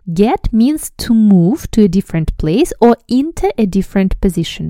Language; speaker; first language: English; non-native, fluent; Russian